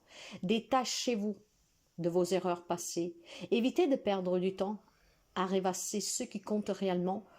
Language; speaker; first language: French; non-native, fluent; Italian